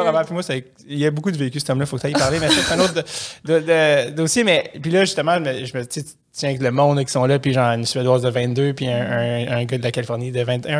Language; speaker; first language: French; native; French